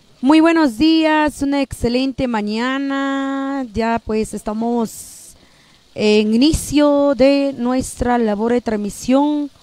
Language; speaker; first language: Spanish; native; Spanish